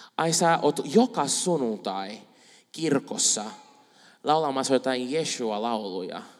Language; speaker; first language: Finnish; non-native, fluent; Spanish